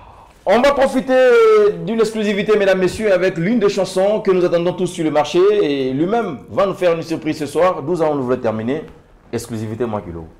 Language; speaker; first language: French; non-native, local second language; Swahili